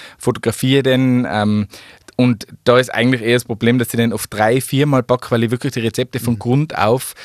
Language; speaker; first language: German; native; German